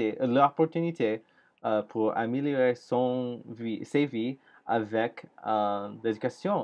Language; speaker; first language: French; non-native, learner; English